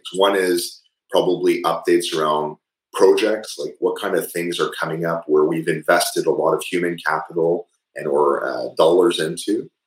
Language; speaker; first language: English; early bilingual, other home language; French